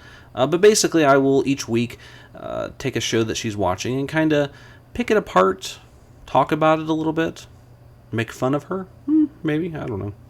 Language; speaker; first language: English; native; English